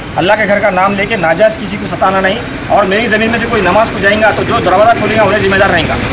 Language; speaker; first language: Urdu; native; Urdu